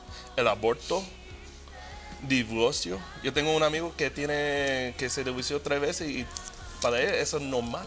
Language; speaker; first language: Spanish; early bilingual, heritage; Spanish